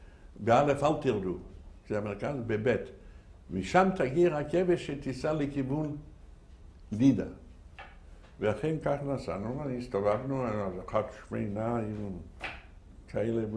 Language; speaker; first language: Hebrew; non-native, fluent; Yiddish